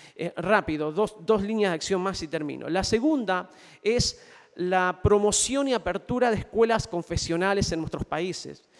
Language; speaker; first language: Spanish; native; Spanish